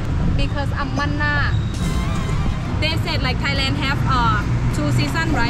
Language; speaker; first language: English; non-native, learner; Thai